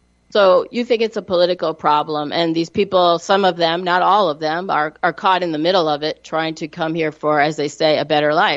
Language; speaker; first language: English; native; English